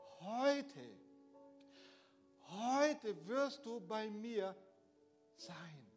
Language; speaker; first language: German; non-native, fluent; Portuguese